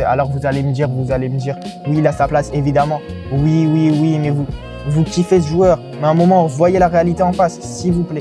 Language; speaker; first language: French; native; French